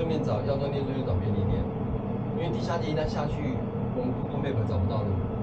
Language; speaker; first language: Chinese; native; Chinese